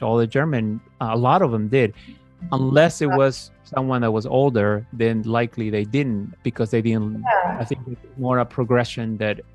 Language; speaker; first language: English; native; English